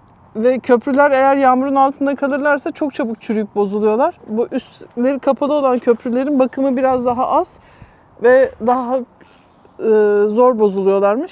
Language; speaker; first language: Turkish; native; Turkish